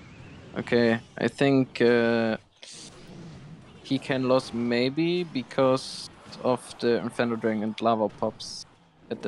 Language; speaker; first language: English; non-native, fluent; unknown